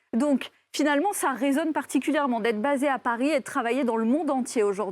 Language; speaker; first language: French; native; French